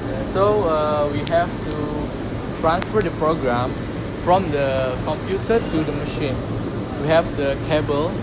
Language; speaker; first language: English; non-native, learner; Indonesian